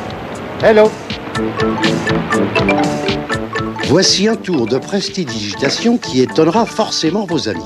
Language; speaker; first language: French; native; French